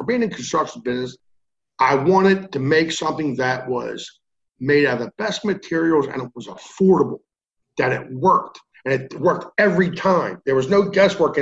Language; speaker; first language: English; native; English